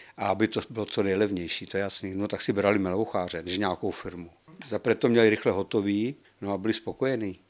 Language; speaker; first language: Czech; native; Czech